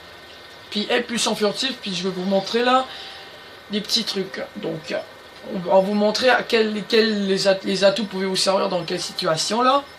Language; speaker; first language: French; native; French